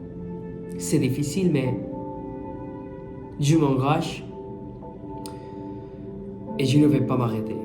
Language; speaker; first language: French; non-native, fluent; Spanish